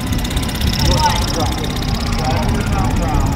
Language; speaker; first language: English; native; English